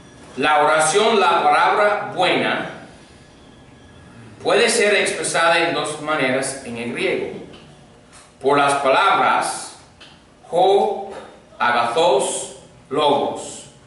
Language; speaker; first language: Spanish; non-native, fluent; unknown